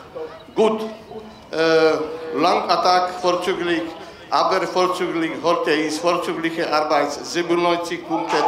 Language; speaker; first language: German; non-native, learner; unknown